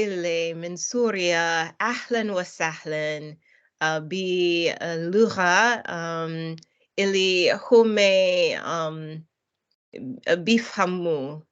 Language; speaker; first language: Arabic; non-native, learner; English